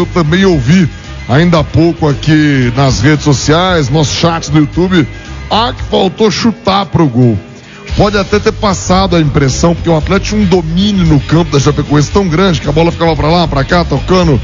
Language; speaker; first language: Portuguese; native; Portuguese